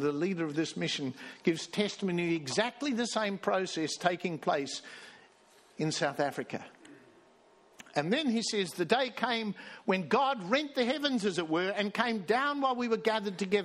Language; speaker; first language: English; native; English